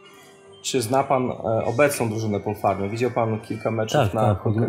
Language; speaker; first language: Polish; native; Polish